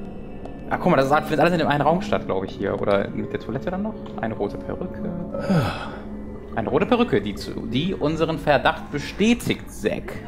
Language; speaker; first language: German; native; German